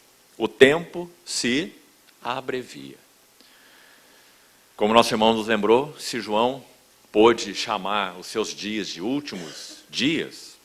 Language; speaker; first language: Portuguese; native; Portuguese